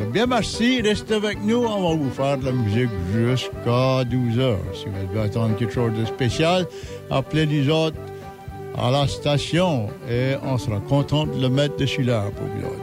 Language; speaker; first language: French; native; French